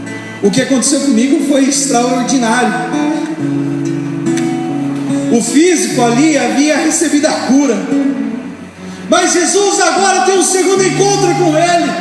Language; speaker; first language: Portuguese; native; Portuguese